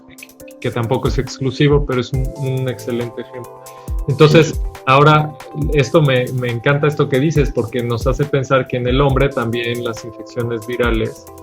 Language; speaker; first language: Spanish; native; Spanish